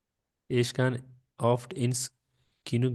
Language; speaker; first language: German; non-native, learner; Urdu